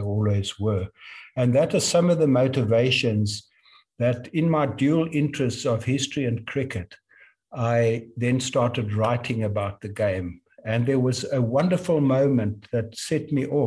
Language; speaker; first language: English; native; English